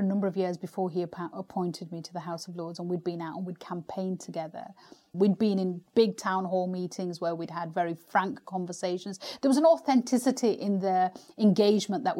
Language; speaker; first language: English; native; English